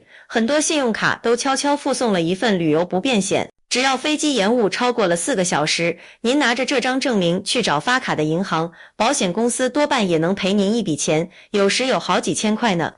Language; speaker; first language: Chinese; native; Chinese